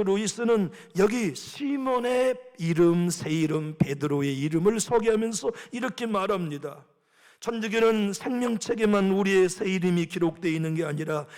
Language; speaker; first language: Korean; native; Korean